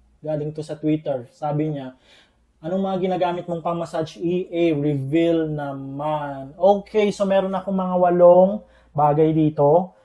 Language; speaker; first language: Filipino; non-native, local second language; Iloko